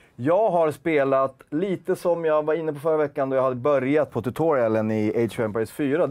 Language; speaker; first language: Swedish; native; Swedish